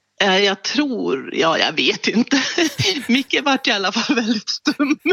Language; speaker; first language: Swedish; native; Swedish